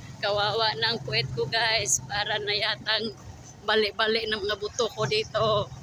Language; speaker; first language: Filipino; non-native, local second language; Cebuano